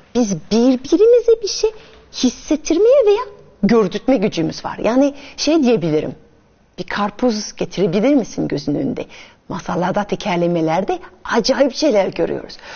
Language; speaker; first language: Turkish; non-native, fluent; French